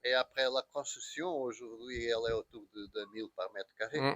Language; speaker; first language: French; non-native, learner; Portuguese